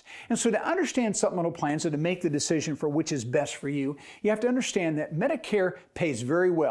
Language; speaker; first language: English; native; English